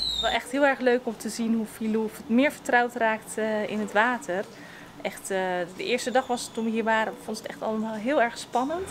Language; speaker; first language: Dutch; native; Dutch